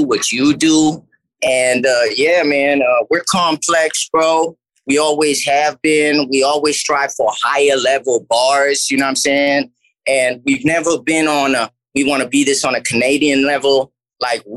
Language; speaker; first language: English; native; English